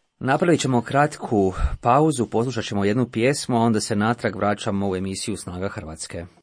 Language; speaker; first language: Croatian; native; Croatian